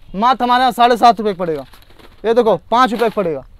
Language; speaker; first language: Hindi; native; Hindi